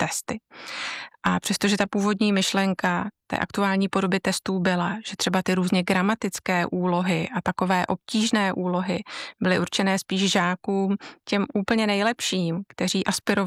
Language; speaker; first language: Czech; native; Czech